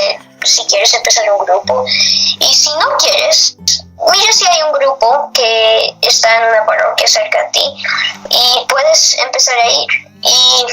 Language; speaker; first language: Spanish; non-native, fluent; English